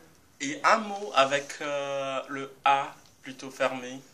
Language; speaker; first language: French; non-native, fluent; Portuguese